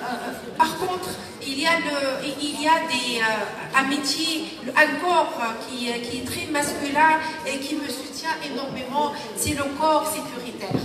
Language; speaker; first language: French; non-native, local second language; Arabic